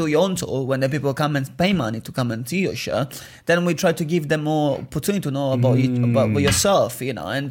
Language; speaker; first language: English; non-native, fluent; Italian